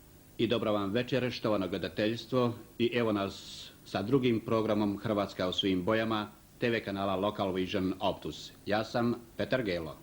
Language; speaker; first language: Croatian; native; Croatian